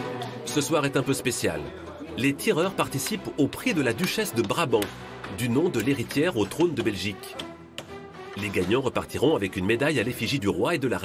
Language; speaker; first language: French; native; French